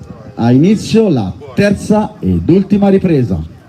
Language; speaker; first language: Italian; native; Italian